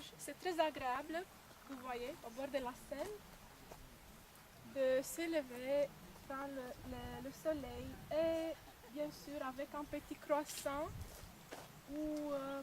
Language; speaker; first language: French; non-native, fluent; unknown